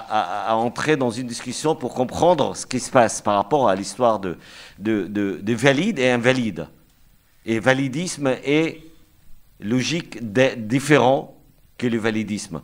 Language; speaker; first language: French; non-native, fluent; Arabic